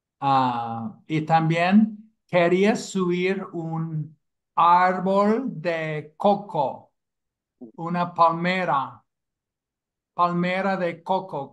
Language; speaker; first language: Spanish; non-native, fluent; English